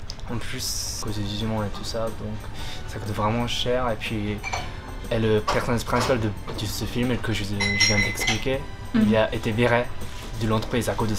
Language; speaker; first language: French; non-native, fluent; Japanese